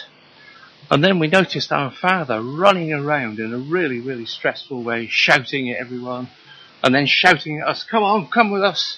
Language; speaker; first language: English; native; English